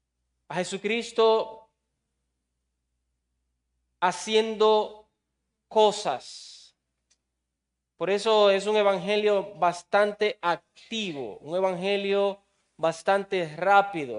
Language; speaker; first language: Spanish; native; Spanish